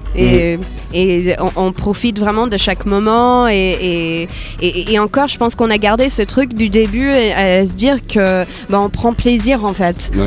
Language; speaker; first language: French; non-native, fluent; English